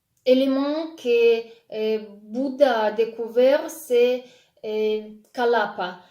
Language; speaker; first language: French; non-native, fluent; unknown